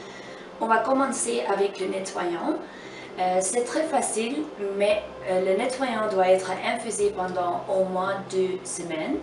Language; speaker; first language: French; non-native, fluent; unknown